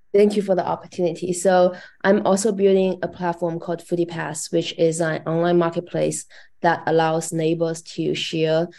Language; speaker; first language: English; non-native, fluent; Chinese